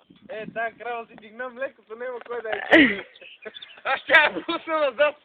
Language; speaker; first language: Bulgarian; native; Bulgarian